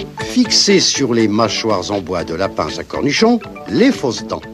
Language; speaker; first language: French; native; French